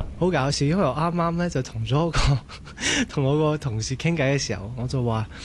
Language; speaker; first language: Cantonese; early bilingual, heritage; Cantonese